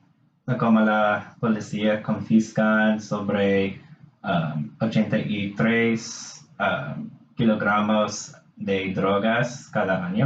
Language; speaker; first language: Spanish; non-native, learner; English